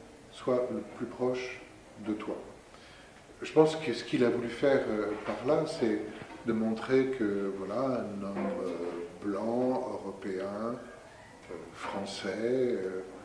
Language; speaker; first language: French; native; French